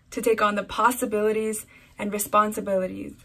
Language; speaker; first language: English; early bilingual, other home language; Spanish